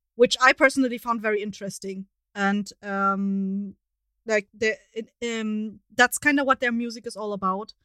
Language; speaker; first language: English; non-native, fluent; German